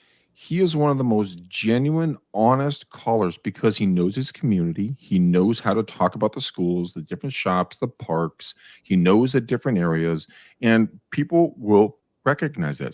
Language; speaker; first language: English; native; English